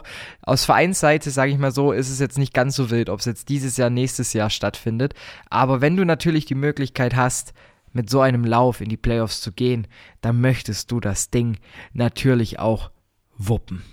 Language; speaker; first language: German; native; German